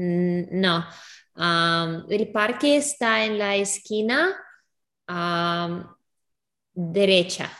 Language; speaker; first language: Spanish; non-native, learner; English